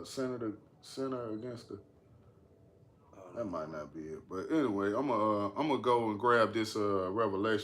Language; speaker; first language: English; native; English